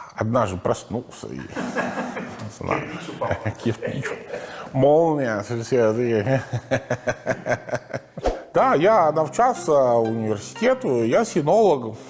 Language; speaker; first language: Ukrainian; non-native, learner; Italian